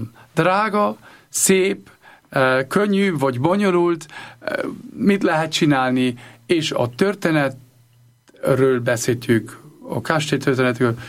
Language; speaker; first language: Hungarian; non-native, learner; German